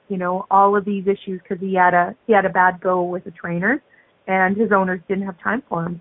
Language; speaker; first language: English; native; English